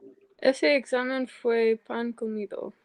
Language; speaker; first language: Spanish; non-native, learner; English